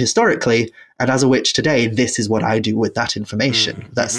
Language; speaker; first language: English; native; English